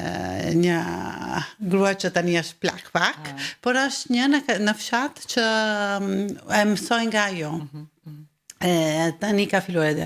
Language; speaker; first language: Albanian; early bilingual, heritage; Albanian